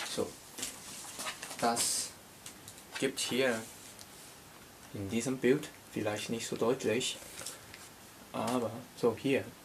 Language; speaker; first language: German; non-native, learner; Cantonese